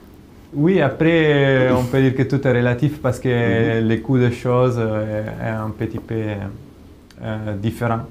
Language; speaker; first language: French; non-native, fluent; Italian